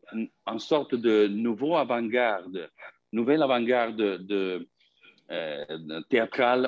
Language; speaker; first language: French; non-native, fluent; Italian